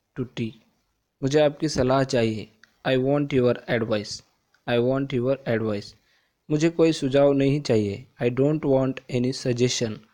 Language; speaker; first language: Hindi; non-native, local second language; Marathi